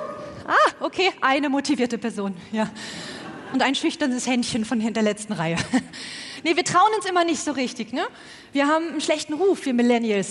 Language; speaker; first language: German; native; German